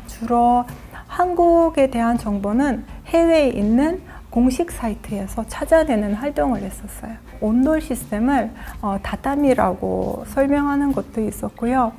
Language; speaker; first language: Korean; non-native, fluent; Azerbaijani